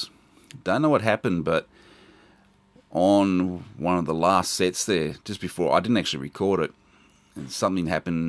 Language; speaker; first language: English; native; English